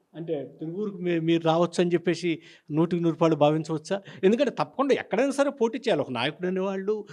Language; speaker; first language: Telugu; native; Telugu